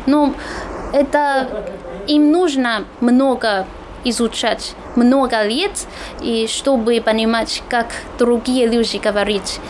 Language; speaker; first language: Russian; non-native, fluent; Chinese